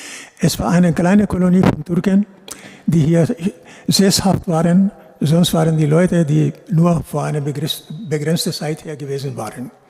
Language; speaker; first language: German; non-native, fluent; Urdu